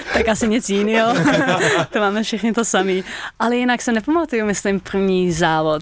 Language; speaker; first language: Czech; early bilingual, heritage; Dutch